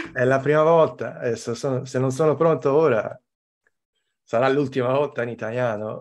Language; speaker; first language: Italian; non-native, fluent; English